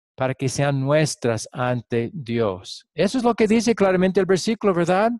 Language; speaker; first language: Spanish; non-native, fluent; English